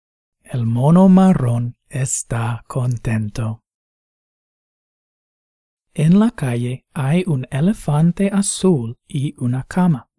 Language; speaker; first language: Spanish; non-native, fluent; English